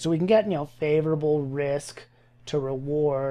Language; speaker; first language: English; native; English